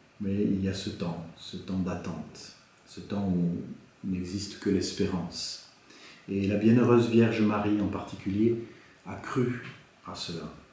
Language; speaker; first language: French; native; French